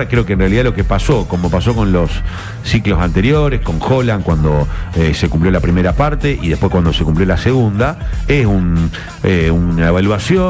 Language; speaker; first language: Spanish; native; Spanish